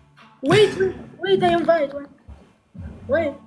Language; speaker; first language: English; non-native, learner; Arabic